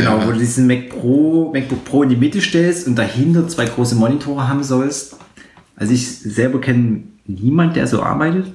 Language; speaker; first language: German; native; German